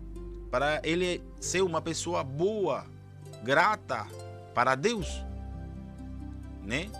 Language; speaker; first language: Portuguese; non-native, fluent; Spanish